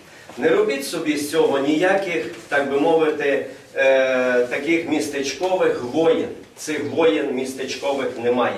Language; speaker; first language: Ukrainian; native; Ukrainian